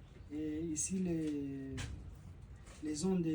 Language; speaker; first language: French; non-native, learner; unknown